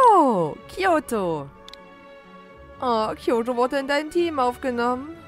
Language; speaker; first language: German; native; German